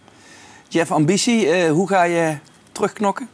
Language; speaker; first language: Dutch; native; Dutch